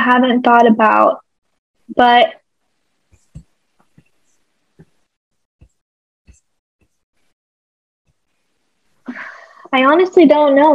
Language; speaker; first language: English; early bilingual, other home language; Bosnian